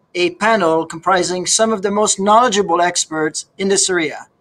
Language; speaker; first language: English; native; English